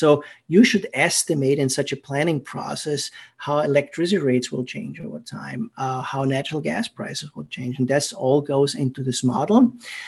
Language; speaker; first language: English; non-native, fluent; German